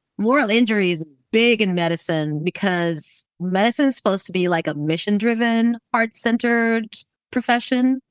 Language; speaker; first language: English; native; English